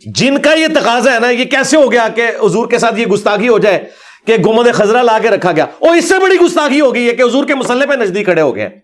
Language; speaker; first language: Urdu; non-native, local second language; Punjabi